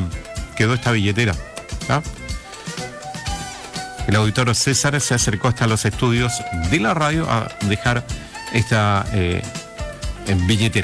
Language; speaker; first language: Spanish; native; Spanish